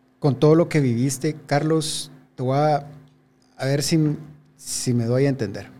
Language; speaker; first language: Spanish; native; Spanish